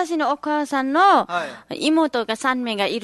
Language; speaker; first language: Japanese; non-native, learner; Nepali